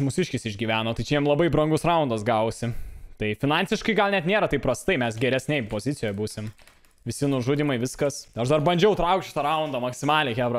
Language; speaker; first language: Lithuanian; native; Lithuanian